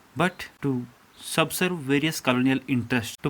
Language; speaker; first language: English; non-native, local second language; Kannada